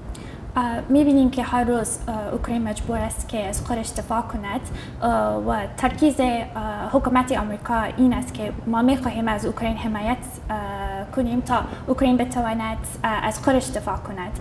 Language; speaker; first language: Persian; non-native, fluent; English